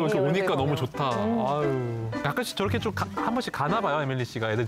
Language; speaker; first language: Korean; native; Korean